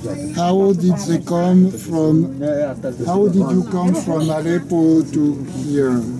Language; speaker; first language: English; non-native, fluent; French